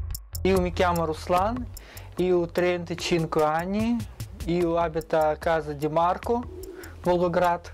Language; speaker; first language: Italian; non-native, learner; Russian